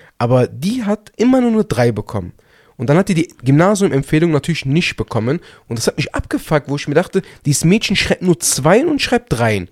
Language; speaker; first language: German; early bilingual, other home language; Turkish